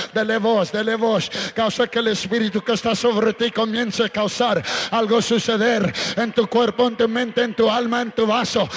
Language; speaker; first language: Spanish; early bilingual, heritage; Spanish